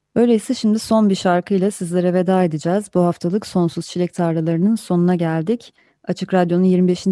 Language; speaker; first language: Turkish; native; Turkish